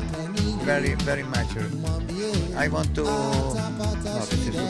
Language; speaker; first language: English; non-native, learner; Italian